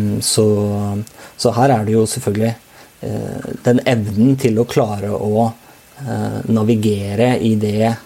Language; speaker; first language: Norwegian; native; Norwegian